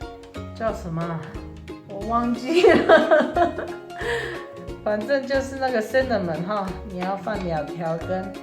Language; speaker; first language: Chinese; early bilingual, heritage; Chinese